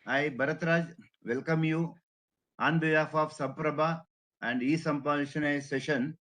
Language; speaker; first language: English; non-native, local second language; Kannada